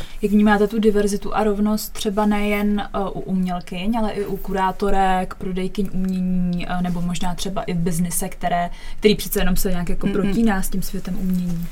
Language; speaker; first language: Czech; native; Czech